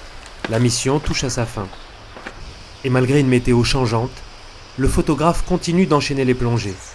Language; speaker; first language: French; native; French